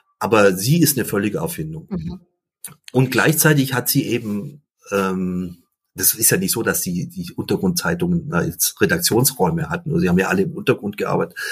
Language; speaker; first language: German; early bilingual, other home language; Dutch